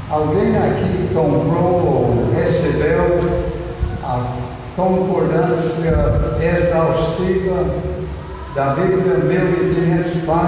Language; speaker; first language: Portuguese; non-native, fluent; English